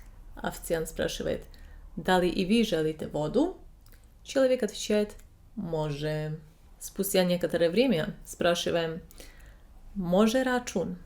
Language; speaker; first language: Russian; non-native, fluent; Serbian